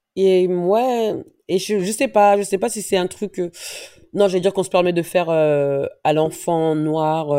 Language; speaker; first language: French; native; French